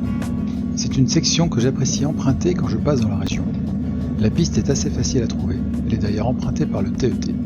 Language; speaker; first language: French; native; French